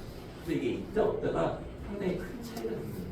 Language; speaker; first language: Korean; native; Korean